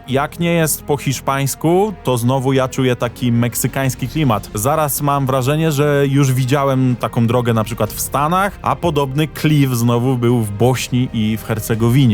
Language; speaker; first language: Polish; native; Polish